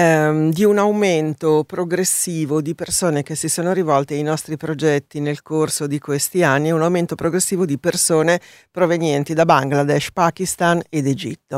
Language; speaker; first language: Italian; native; Italian